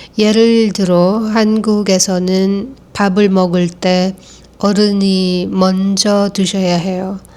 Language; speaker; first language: Korean; non-native, fluent; Filipino